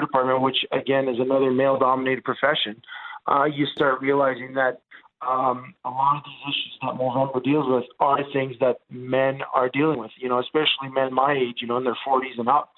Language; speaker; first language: English; non-native, fluent; Italian